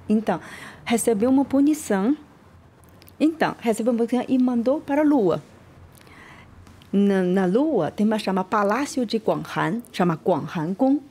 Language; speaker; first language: Portuguese; non-native, learner; Chinese